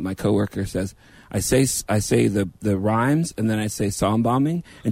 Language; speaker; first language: English; native; English